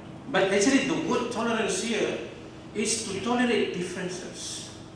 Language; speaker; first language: English; non-native, local second language; Malay